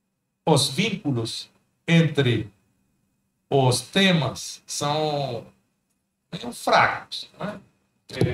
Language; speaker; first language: Portuguese; non-native, fluent; Spanish